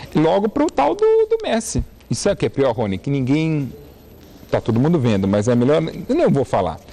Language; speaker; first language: Portuguese; native; Portuguese